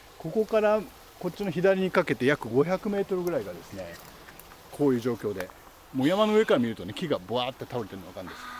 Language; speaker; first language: Japanese; native; Japanese